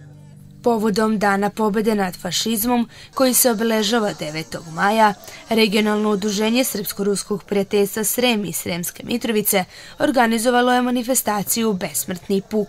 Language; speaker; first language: Serbian; native; Serbian